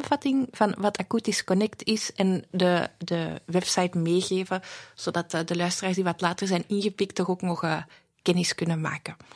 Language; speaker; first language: Dutch; native; Dutch